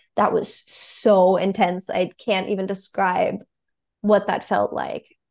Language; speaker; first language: English; non-native, fluent; German